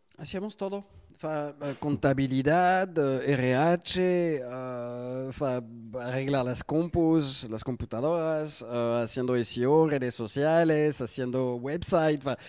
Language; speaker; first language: Spanish; non-native, fluent; French